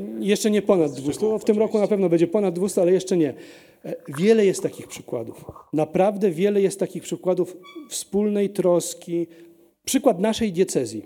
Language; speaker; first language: Polish; early bilingual, heritage; Polish